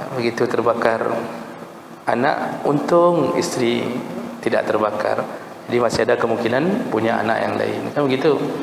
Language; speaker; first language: Malay; non-native, local second language; Achinese